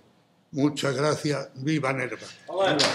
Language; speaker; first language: Spanish; native; Spanish